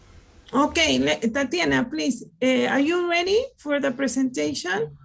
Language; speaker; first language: English; non-native, learner; Spanish